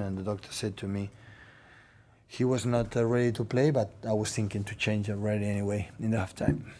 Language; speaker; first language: English; non-native, fluent; Catalan